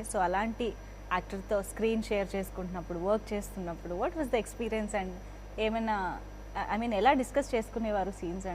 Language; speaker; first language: Telugu; native; Telugu